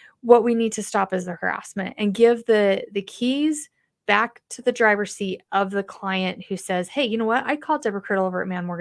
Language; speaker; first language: English; native; English